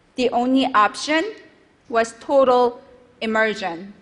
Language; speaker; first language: English; non-native, fluent; Korean